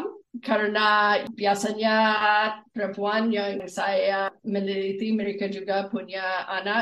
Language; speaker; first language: Indonesian; non-native, fluent; English